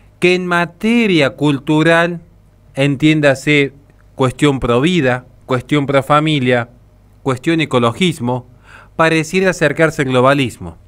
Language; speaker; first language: Spanish; native; Spanish